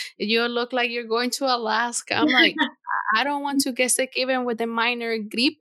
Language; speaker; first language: English; non-native, fluent; Spanish